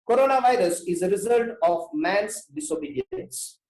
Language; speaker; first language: English; non-native, local second language; Hindi